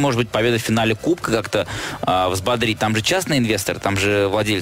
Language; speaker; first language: Russian; native; Russian